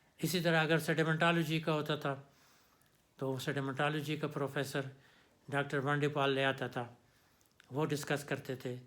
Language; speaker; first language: Urdu; non-native, local second language; Pashto